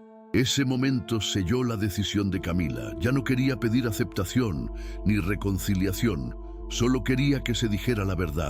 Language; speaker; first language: Spanish; native; Spanish